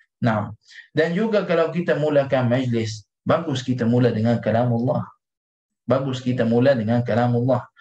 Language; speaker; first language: Malay; non-native, fluent; Arabic